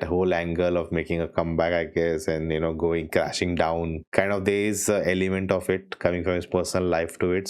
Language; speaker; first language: English; non-native, local second language; Hindi